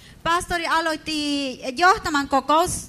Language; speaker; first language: Finnish; non-native, fluent; Spanish